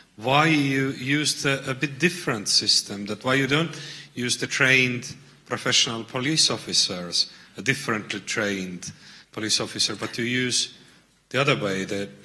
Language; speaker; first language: English; non-native, learner; Estonian